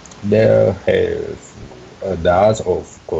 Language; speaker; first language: English; non-native, learner; Chinese